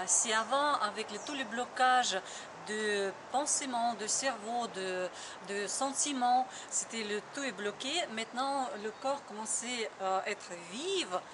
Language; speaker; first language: French; non-native, learner; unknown